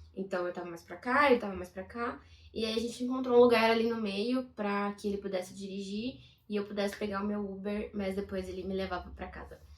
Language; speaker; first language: Portuguese; native; Portuguese